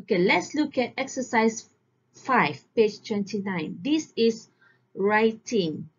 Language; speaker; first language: English; non-native, local second language; Malay